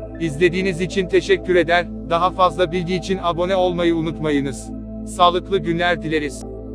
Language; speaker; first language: Turkish; native; Turkish